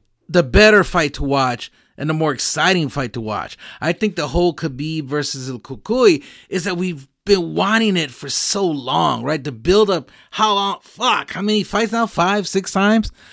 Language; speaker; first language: English; early bilingual, other home language; Spanish